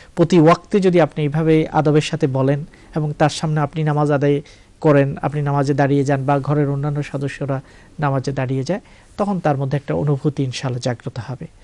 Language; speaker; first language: Bangla; native; Bangla